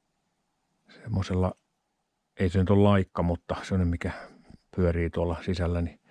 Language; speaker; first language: Finnish; native; Finnish